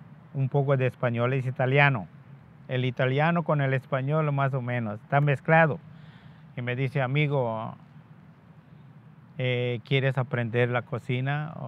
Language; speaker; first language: Spanish; non-native, local second language; Yucateco